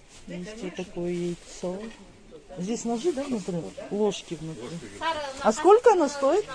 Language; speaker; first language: Russian; native; Russian